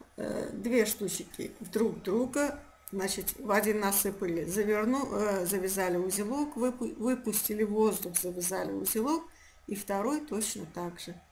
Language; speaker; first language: Russian; non-native, local second language; Azerbaijani